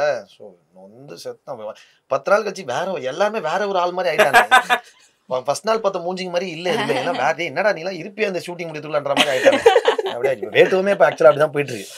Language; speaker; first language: Tamil; native; Tamil